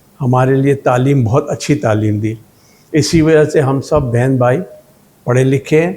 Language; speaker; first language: Urdu; native; Urdu